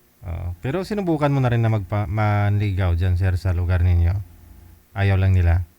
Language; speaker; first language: Filipino; native; Filipino